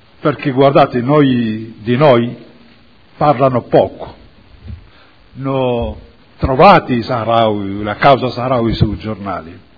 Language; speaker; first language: Italian; non-native, fluent; Arabic